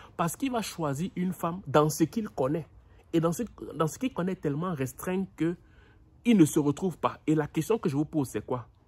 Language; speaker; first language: French; native; French